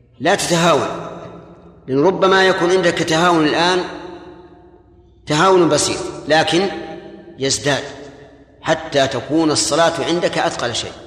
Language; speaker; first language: Arabic; native; Arabic